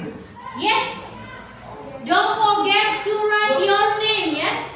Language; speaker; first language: English; non-native, local second language; Indonesian